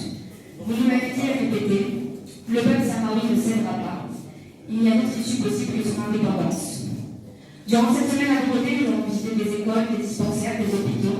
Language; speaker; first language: French; native; French